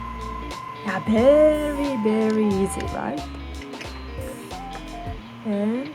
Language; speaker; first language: English; non-native, learner; Japanese